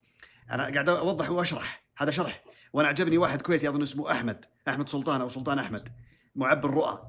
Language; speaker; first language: Arabic; native; Arabic